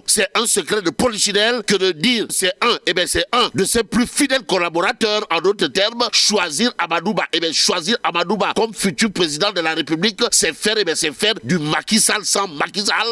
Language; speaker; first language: French; non-native, local second language; Wolof